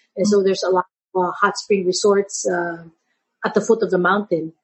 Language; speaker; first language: English; non-native, local second language; Filipino